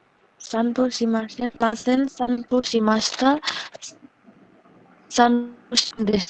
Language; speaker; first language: Japanese; non-native, learner; Bangla